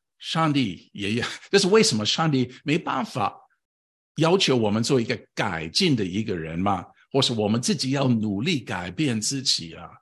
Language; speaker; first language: Chinese; non-native, fluent; English